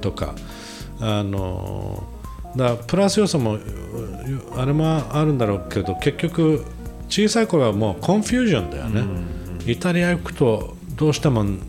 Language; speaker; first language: Japanese; native; Japanese